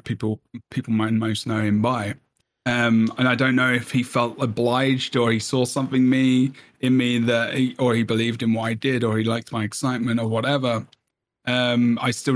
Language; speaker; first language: English; native; English